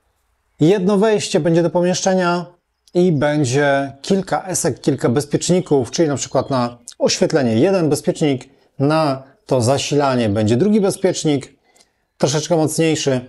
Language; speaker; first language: Polish; native; Polish